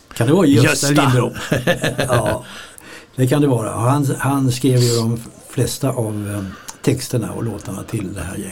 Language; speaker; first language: Swedish; native; Swedish